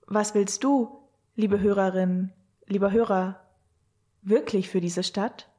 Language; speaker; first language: German; native; German